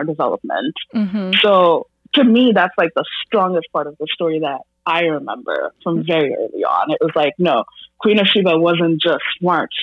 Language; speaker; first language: English; non-native, local second language; Bangla